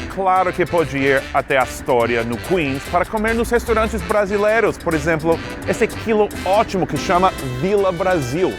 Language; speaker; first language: Portuguese; non-native, fluent; English